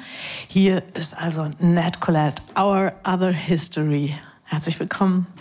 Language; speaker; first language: German; native; German